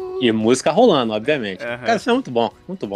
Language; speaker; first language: Portuguese; native; Portuguese